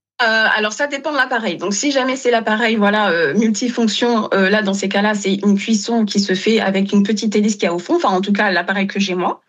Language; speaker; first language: French; non-native, local second language; Wolof